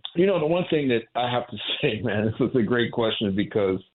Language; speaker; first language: English; native; English